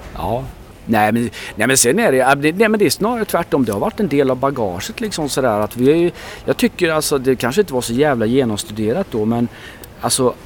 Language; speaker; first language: Swedish; native; Swedish